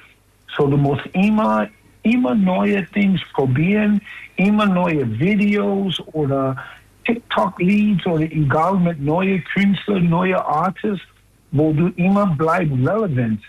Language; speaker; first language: German; non-native, learner; English